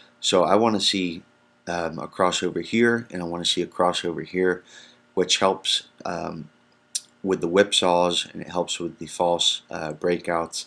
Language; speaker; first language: English; native; English